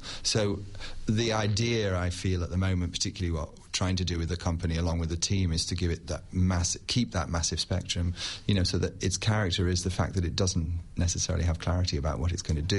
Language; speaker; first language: English; native; English